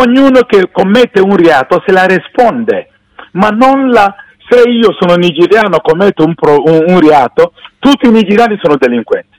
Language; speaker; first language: Italian; non-native, fluent; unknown